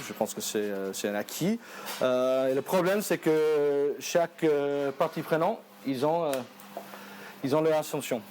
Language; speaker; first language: French; non-native, fluent; English